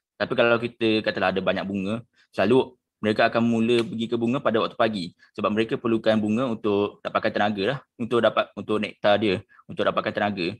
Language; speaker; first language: Malay; native; Malay